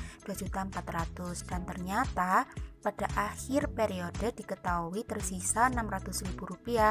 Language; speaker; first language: Indonesian; native; Indonesian